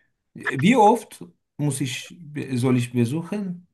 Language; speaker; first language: German; non-native, learner; Turkish